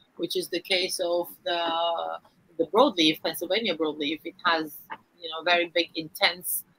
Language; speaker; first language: English; non-native, fluent; Arabic